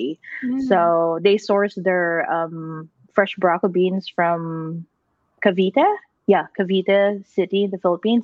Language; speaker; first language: English; non-native, local second language; Filipino